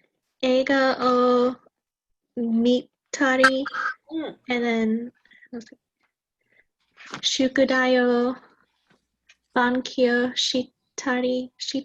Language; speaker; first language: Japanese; non-native, learner; English